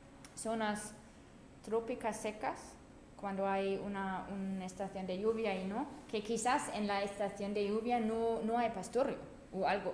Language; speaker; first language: Spanish; non-native, fluent; German